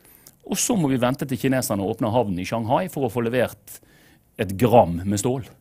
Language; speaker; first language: Norwegian; native; Norwegian